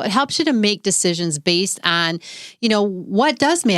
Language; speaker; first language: English; native; English